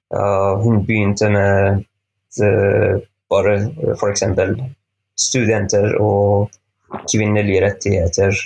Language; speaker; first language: Norwegian; non-native, fluent; Persian